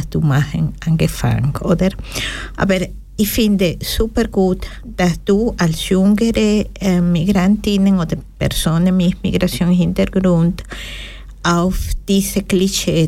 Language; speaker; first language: German; non-native, learner; Spanish